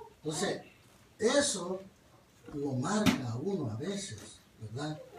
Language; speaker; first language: Spanish; native; Spanish